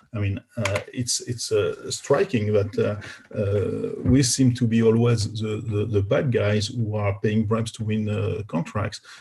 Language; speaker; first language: English; non-native, fluent; French